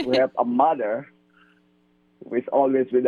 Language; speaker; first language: English; non-native, local second language; Filipino